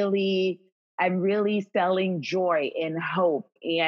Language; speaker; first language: English; non-native, fluent; Haitian Creole